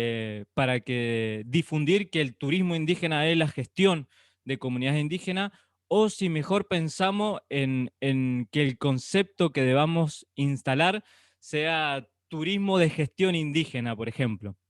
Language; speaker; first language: Spanish; native; Spanish